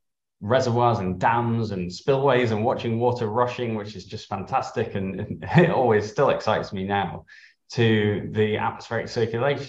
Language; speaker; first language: English; native; English